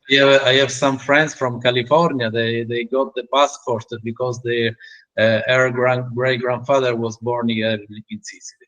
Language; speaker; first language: English; non-native, learner; Italian